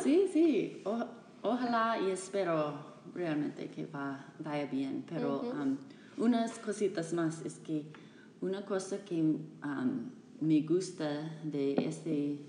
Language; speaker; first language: Spanish; non-native, fluent; English